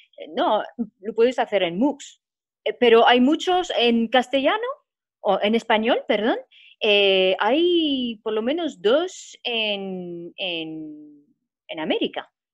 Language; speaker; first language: Spanish; non-native, fluent; French